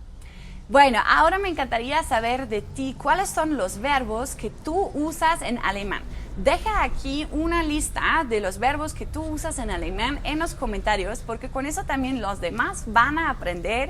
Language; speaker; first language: Spanish; non-native, fluent; German